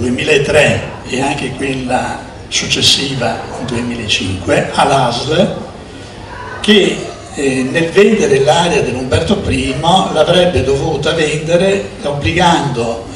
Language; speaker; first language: Italian; native; Italian